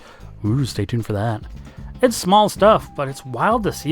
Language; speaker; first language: English; native; English